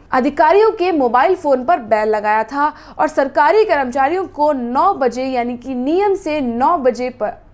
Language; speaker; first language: Hindi; native; Hindi